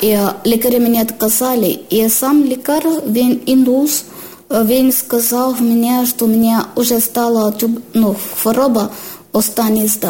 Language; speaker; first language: Ukrainian; non-native, learner; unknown